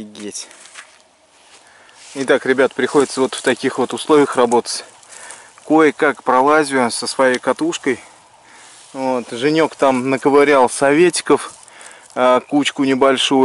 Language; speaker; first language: Russian; native; Russian